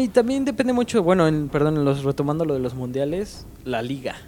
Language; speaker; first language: Spanish; native; Spanish